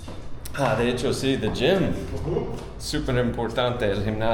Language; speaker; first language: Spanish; non-native, fluent; English